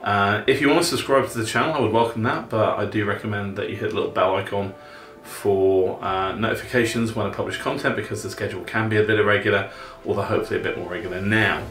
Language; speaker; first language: English; native; English